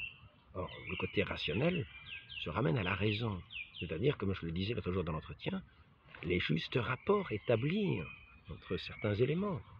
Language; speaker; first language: French; native; French